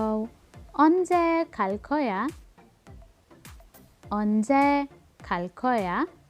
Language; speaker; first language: Korean; non-native, learner; Filipino